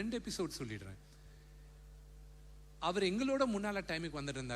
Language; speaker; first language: Tamil; non-native, local second language; Telugu